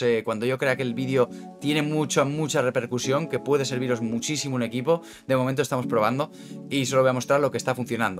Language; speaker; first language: Spanish; native; Spanish